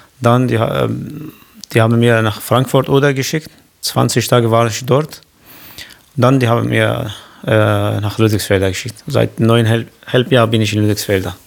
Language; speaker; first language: German; non-native, learner; Kurdish